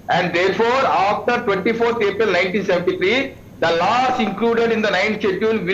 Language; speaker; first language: English; non-native, local second language; Telugu